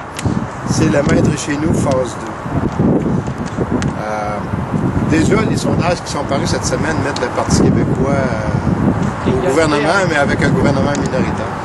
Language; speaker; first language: French; native; French